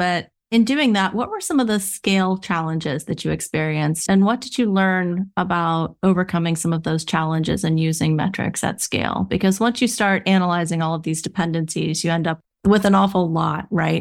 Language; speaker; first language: English; native; English